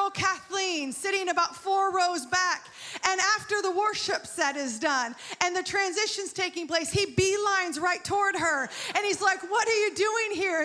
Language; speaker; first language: English; native; English